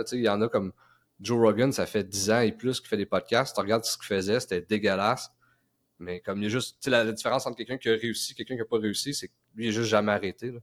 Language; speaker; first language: French; native; French